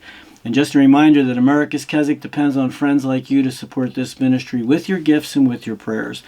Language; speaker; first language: English; native; English